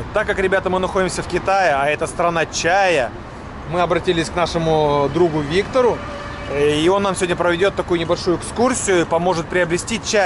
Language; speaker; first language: Russian; native; Russian